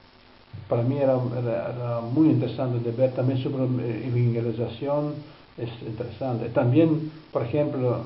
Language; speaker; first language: Spanish; non-native, fluent; Dutch